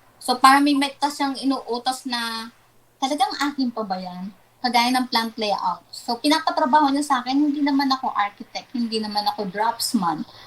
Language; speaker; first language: Filipino; non-native, local second language; Waray